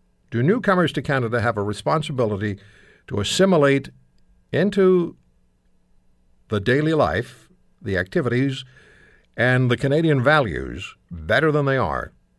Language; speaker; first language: English; non-native, fluent; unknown